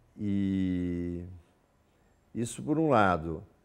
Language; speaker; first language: Portuguese; native; Portuguese